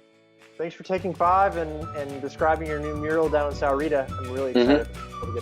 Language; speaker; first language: English; native; English